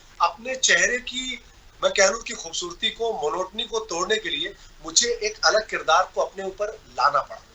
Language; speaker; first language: Hindi; non-native, local second language; Bhojpuri